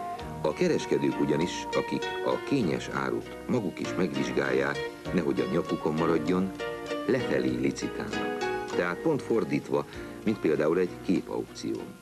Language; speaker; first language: Hungarian; native; Hungarian